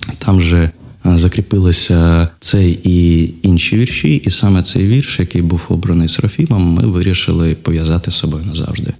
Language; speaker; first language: Ukrainian; non-native, local second language; Russian